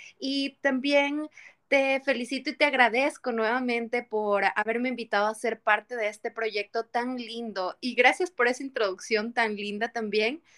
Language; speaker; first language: Spanish; native; Spanish